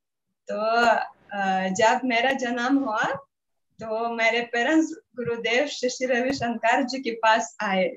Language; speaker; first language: Hindi; non-native, learner; Russian